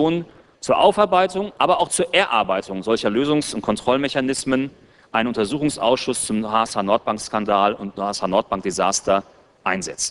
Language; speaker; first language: German; native; German